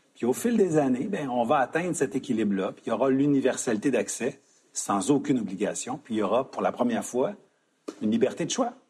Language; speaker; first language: French; native; French